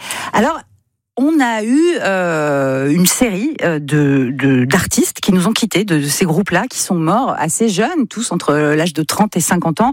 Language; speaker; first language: French; native; French